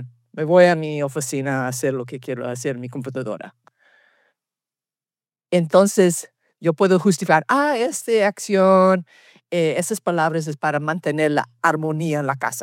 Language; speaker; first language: Spanish; early bilingual, heritage; Spanish